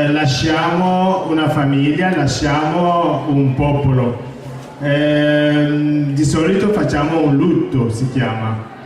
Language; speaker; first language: Italian; non-native, fluent; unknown